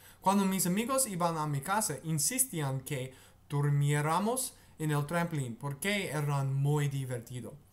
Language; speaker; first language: Spanish; non-native, learner; English